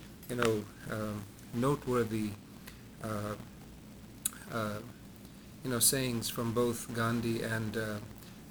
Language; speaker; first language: English; non-native, local second language; Punjabi